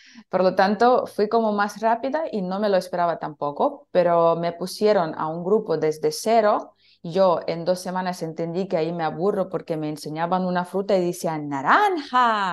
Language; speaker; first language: Spanish; non-native, fluent; Russian